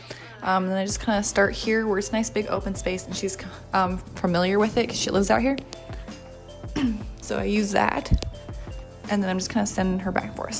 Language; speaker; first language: English; native; English